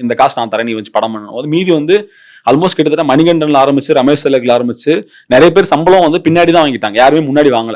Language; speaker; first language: Tamil; native; Tamil